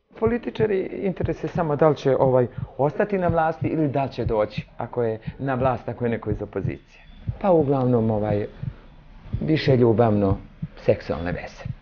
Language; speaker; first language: Serbian; native; Serbian